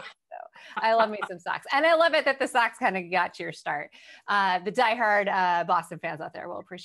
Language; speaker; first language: English; native; English